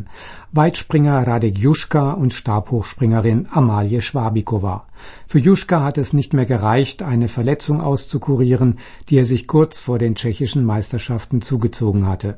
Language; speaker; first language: German; native; German